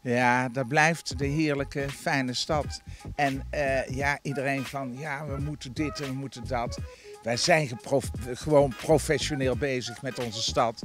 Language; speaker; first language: Dutch; native; Dutch